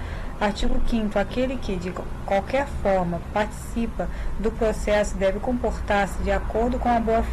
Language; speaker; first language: Portuguese; native; Portuguese